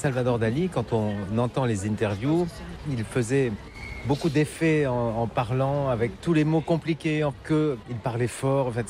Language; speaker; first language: French; native; French